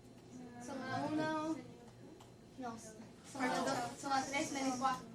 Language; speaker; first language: Spanish; non-native, learner; English